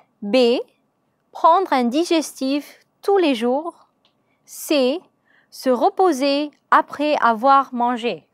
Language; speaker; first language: French; non-native, learner; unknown